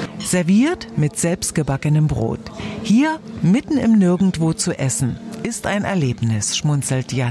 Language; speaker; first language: German; native; German